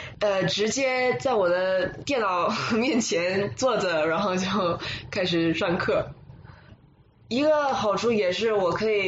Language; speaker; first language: Chinese; early bilingual, other home language; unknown